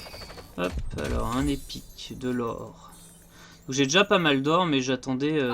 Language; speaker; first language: French; native; French